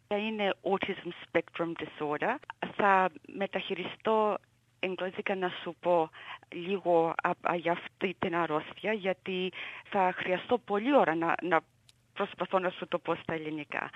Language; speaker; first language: Greek; early bilingual, heritage; Greek